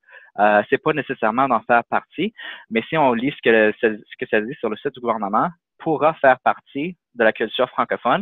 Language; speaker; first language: French; native; French